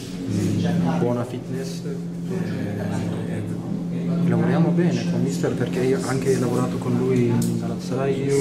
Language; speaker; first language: Italian; non-native, learner; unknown